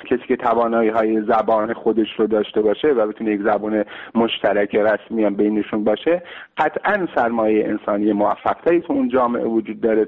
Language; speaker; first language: Persian; non-native, local second language; Kurdish